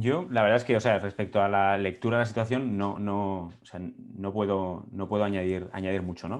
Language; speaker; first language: Spanish; native; Spanish